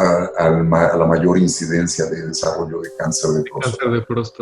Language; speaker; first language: Spanish; native; Spanish